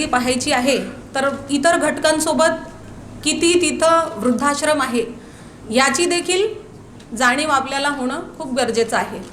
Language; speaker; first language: Marathi; non-native, local second language; Hindi